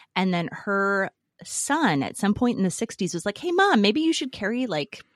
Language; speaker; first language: English; native; English